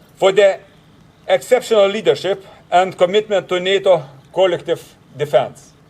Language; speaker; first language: English; non-native, fluent; Lithuanian